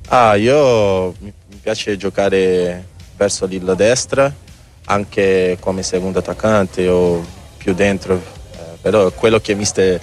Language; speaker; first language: Italian; non-native, learner; Portuguese